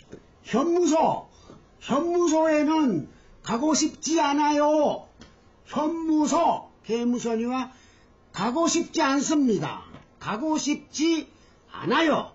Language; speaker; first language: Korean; non-native, fluent; Japanese